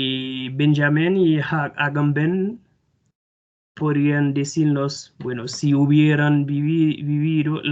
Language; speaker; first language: Spanish; non-native, fluent; Haitian Creole